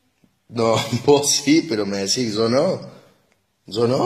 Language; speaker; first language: Spanish; native; Spanish